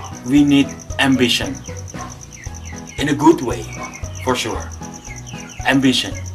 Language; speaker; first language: English; non-native, learner; Indonesian